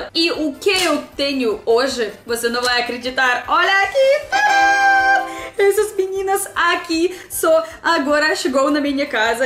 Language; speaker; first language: Portuguese; non-native, learner; Russian